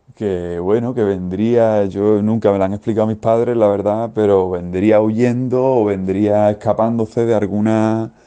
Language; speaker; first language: Spanish; native; Spanish